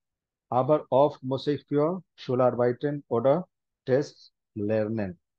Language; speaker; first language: German; non-native, fluent; Hindi